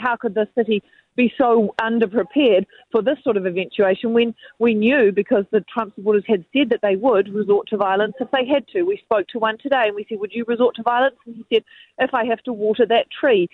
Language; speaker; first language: English; native; English